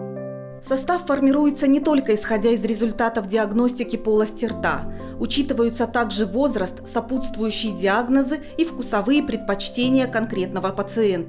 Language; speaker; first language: Russian; native; Russian